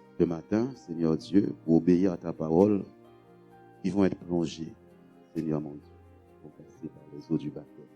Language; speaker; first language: French; non-native, local second language; Haitian Creole